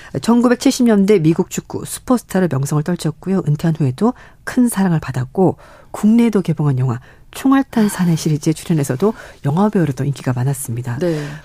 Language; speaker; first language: Korean; native; Korean